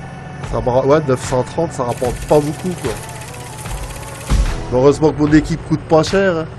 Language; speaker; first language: French; native; French